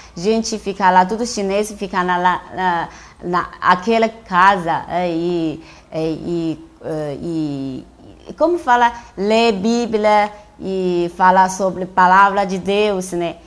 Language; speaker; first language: Portuguese; non-native, learner; Chinese